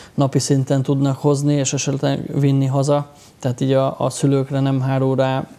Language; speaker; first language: Hungarian; native; Hungarian